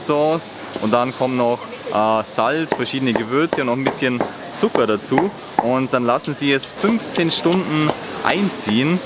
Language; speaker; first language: German; native; German